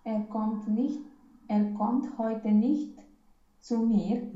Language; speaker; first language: German; non-native, learner; Romanian